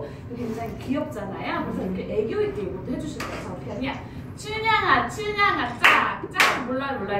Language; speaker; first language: Korean; native; Korean